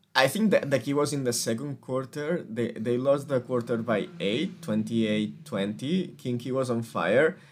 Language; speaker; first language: English; non-native, fluent; Spanish